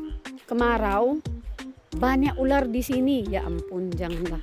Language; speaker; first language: Indonesian; non-native, fluent; Filipino